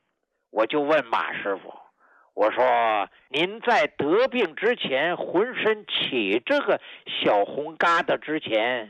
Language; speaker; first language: Chinese; native; Chinese